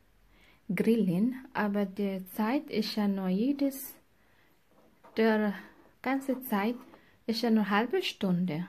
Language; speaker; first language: German; non-native, learner; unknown